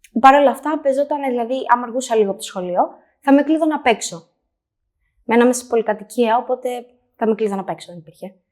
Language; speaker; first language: Greek; native; Greek